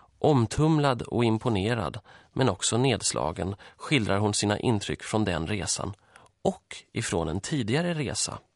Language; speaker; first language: Swedish; early bilingual, other home language; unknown